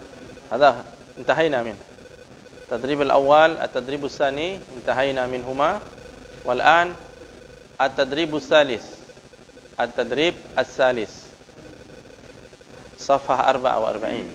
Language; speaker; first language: Arabic; non-native, fluent; Indonesian